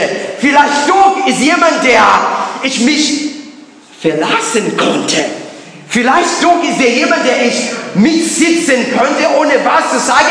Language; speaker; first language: German; non-native, learner; English